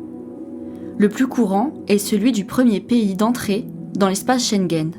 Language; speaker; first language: French; native; French